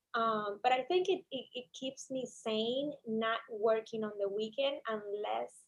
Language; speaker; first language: English; non-native, fluent; Spanish